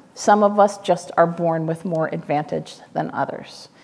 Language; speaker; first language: English; native; English